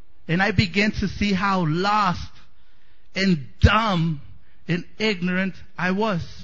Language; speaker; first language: English; non-native, fluent; Spanish